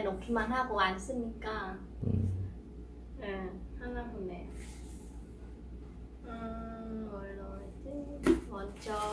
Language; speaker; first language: Korean; non-native, fluent; Khmer